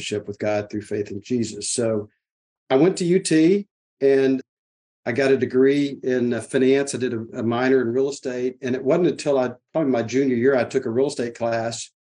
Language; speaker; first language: English; native; English